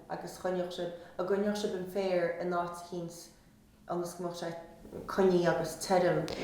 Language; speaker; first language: Irish; native; Irish